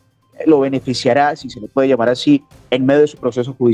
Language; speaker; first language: Spanish; native; Spanish